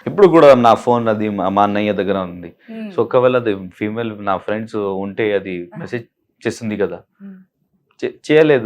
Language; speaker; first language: Telugu; non-native, learner; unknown